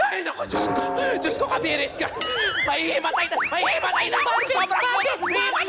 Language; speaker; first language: Filipino; native; Filipino